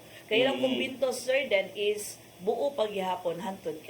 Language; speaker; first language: Cebuano; native; Cebuano